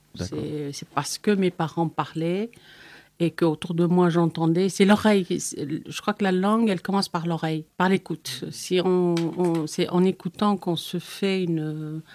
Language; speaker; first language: French; non-native, fluent; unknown